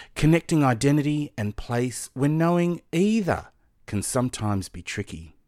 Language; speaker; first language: English; native; English